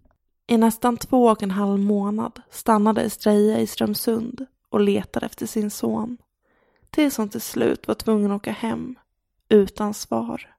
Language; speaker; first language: Swedish; native; Swedish